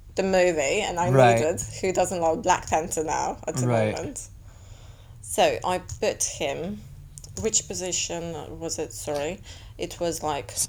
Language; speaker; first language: English; non-native, fluent; Latvian